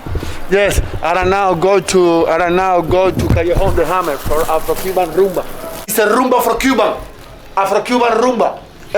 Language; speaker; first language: English; non-native, learner; Spanish